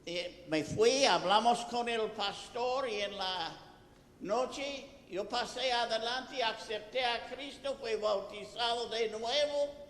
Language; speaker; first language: Spanish; non-native, fluent; English